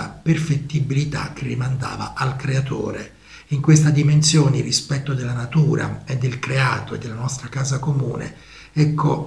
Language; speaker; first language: Italian; native; Italian